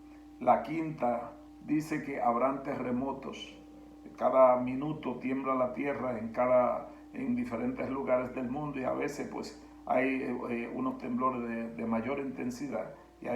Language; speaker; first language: Spanish; native; Spanish